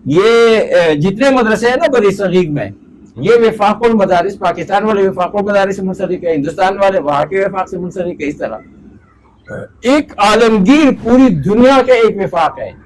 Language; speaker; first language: Urdu; non-native, local second language; Pashto